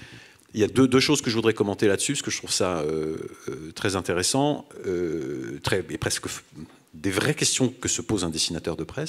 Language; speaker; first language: French; native; French